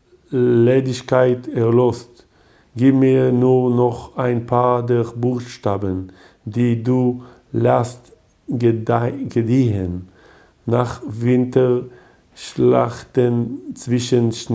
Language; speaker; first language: German; non-native, learner; Hebrew